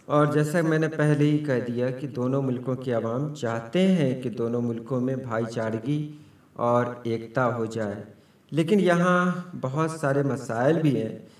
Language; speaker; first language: Urdu; native; Urdu